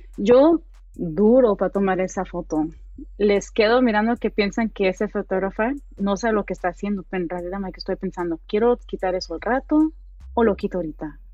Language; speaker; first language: Spanish; early bilingual, heritage; Spanish